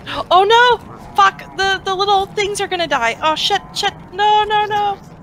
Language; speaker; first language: English; native; English